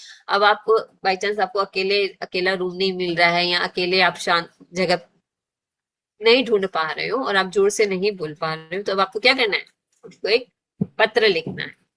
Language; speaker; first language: Hindi; native; Hindi